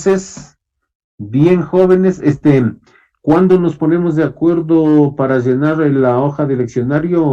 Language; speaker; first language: Spanish; native; Spanish